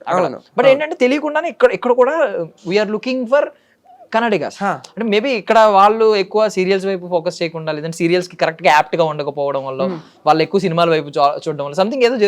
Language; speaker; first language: Telugu; native; Telugu